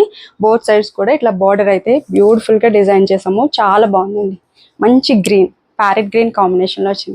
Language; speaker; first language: Telugu; native; Telugu